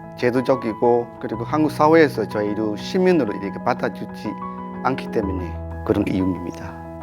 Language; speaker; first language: Korean; non-native, fluent; Burmese